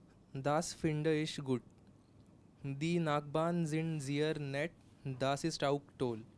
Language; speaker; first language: German; non-native, learner; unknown